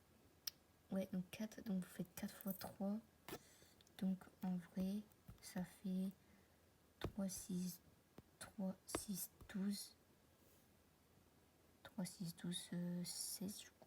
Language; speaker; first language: French; native; French